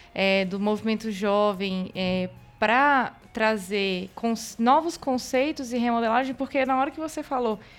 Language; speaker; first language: Portuguese; native; Portuguese